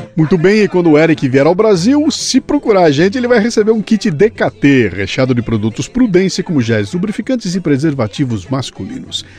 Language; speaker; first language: Portuguese; native; Portuguese